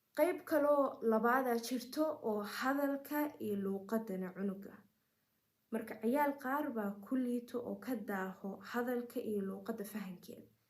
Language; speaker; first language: Somali; early bilingual, heritage; Somali